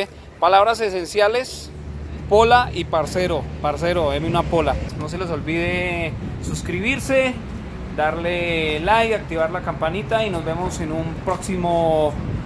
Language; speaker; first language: Spanish; native; Spanish